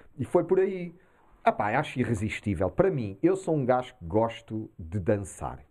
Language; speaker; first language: Portuguese; early bilingual, heritage; Portuguese